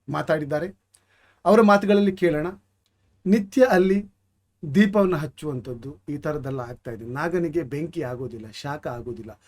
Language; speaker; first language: Kannada; native; Kannada